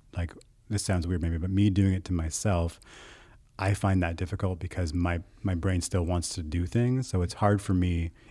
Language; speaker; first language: English; native; English